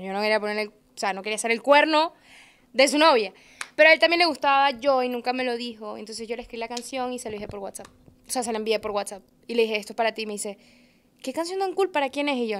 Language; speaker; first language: Spanish; native; Spanish